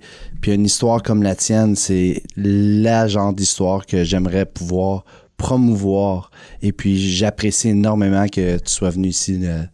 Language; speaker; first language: French; native; French